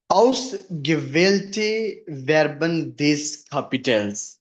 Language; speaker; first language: German; non-native, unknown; Hindi